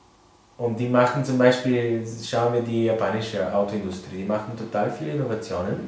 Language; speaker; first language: German; non-native, fluent; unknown